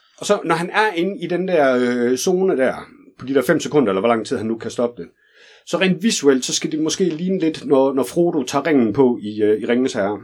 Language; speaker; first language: Danish; native; Danish